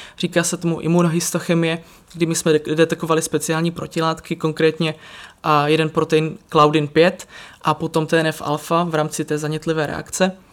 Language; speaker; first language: Czech; native; Czech